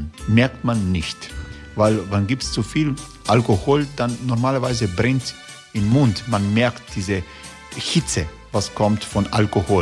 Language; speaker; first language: German; non-native, learner; Croatian